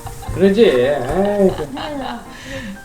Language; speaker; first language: Korean; non-native, fluent; Malay